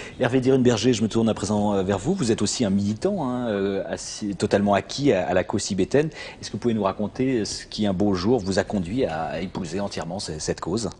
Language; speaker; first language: French; native; French